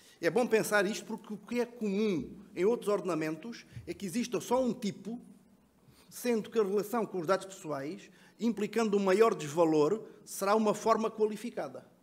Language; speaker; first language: Portuguese; native; Portuguese